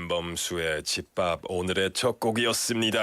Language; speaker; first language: Korean; native; Korean